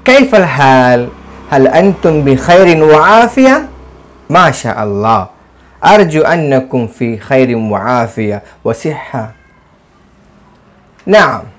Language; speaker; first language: Arabic; non-native, fluent; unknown